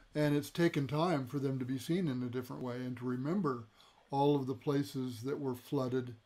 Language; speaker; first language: English; native; English